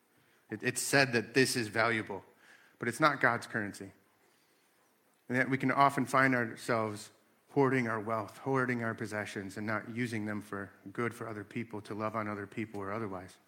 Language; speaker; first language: English; native; English